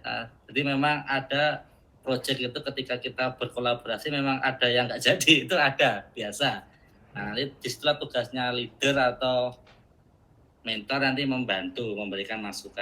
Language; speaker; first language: Indonesian; native; Indonesian